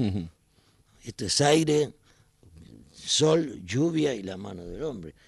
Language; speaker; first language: Spanish; native; Spanish